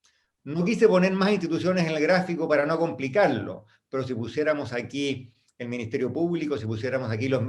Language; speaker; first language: Spanish; native; Spanish